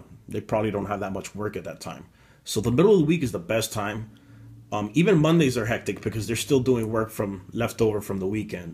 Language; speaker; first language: English; native; English